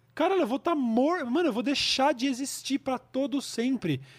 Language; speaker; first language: Portuguese; native; Portuguese